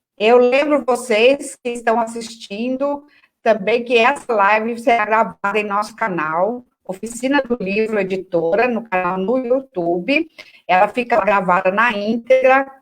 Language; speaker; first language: Portuguese; native; Portuguese